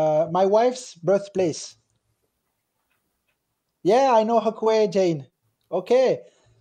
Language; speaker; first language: English; non-native, fluent; French